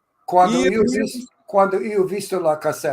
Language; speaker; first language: Italian; early bilingual, heritage; English